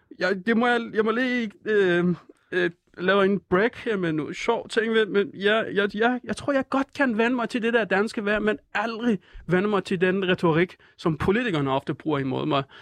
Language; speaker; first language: Danish; non-native, fluent; Persian